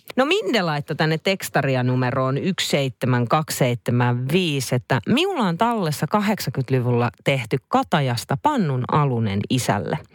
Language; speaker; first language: Finnish; native; Finnish